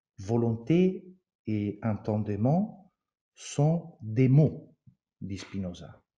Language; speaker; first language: French; non-native, fluent; Italian